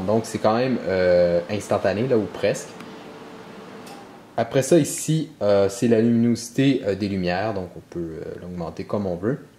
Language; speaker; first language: French; native; French